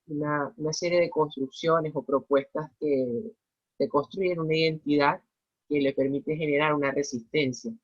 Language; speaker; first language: Spanish; native; Spanish